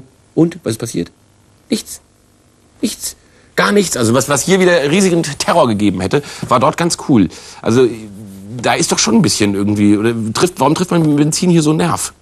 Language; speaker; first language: German; native; German